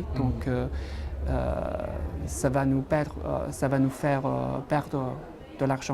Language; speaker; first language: French; non-native, fluent; Chinese